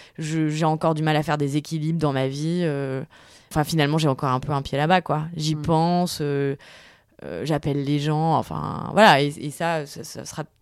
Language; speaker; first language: French; native; French